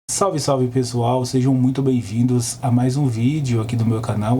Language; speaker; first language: Portuguese; native; Portuguese